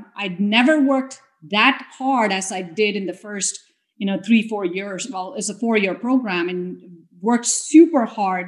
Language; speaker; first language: English; non-native, local second language; Tamil